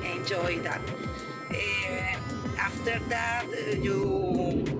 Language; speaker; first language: English; non-native, fluent; Spanish